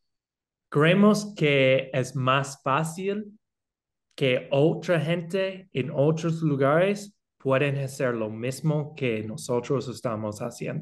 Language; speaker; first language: Spanish; non-native, fluent; English